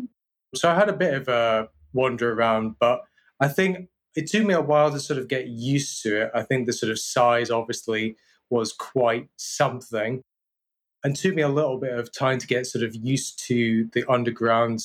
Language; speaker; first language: English; native; English